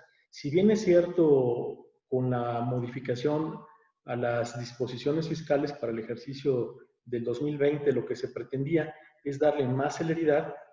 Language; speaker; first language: Spanish; native; Spanish